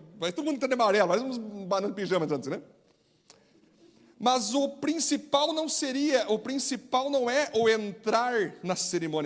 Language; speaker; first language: Portuguese; native; Portuguese